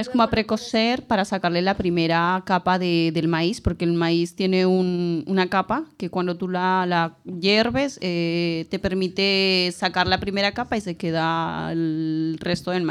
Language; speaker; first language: Spanish; native; Spanish